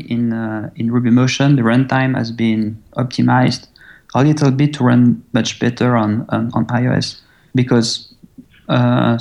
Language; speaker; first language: English; non-native, fluent; French